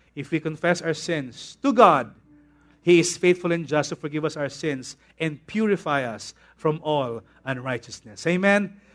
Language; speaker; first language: English; non-native, local second language; Filipino